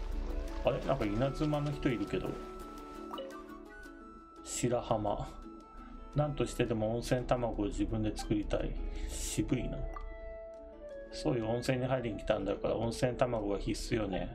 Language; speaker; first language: Japanese; native; Japanese